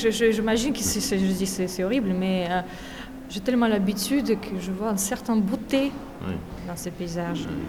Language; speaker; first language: French; non-native, fluent; Russian